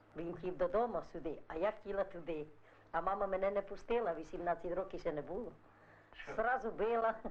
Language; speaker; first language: Ukrainian; non-native, fluent; Italian